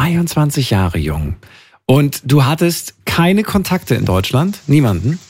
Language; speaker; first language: German; native; German